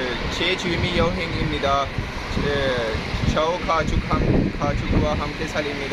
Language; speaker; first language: Korean; non-native, learner; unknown